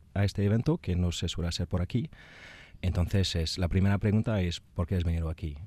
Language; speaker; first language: Spanish; non-native, fluent; French